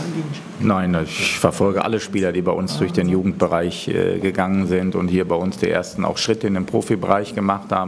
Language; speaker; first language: German; native; German